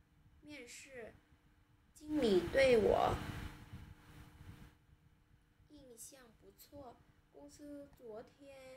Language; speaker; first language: Chinese; non-native, learner; Vietnamese